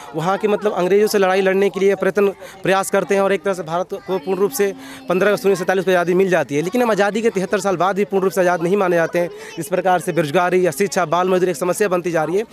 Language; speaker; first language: Hindi; native; Hindi